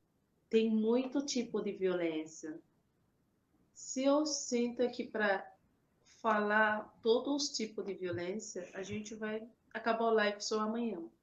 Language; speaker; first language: Portuguese; non-native, fluent; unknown